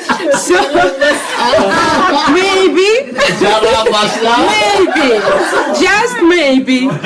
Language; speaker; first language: English; non-native, learner; Russian